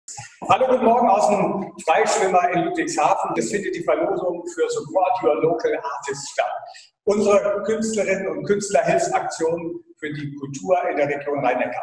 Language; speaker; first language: German; native; German